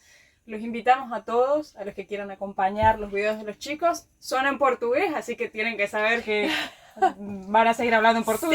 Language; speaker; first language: Spanish; native; Spanish